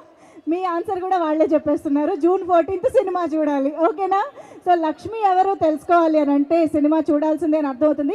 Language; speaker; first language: Telugu; native; Telugu